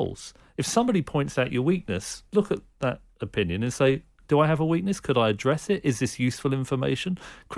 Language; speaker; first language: English; native; English